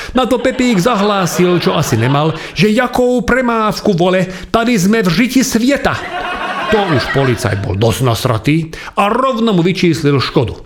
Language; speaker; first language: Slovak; non-native, local second language; Hungarian